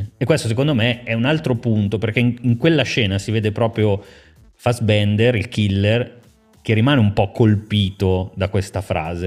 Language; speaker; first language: Italian; native; Italian